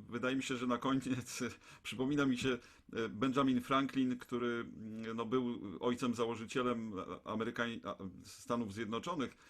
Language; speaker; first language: Polish; native; Polish